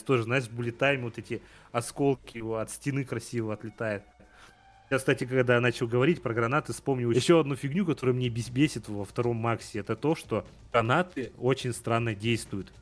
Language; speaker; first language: Russian; native; Russian